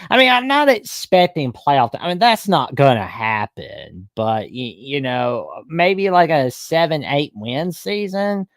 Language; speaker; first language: English; native; English